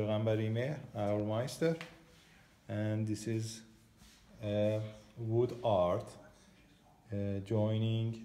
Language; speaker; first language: English; non-native, learner; Persian